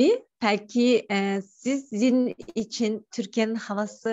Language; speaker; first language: Turkish; non-native, fluent; Kyrgyz